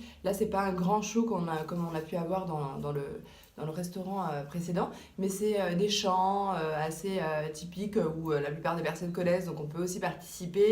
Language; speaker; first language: French; native; French